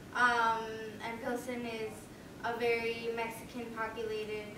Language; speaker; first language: English; native; English